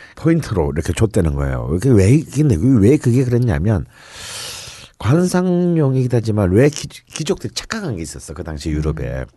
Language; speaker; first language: Korean; native; Korean